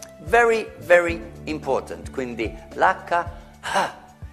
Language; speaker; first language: English; native; English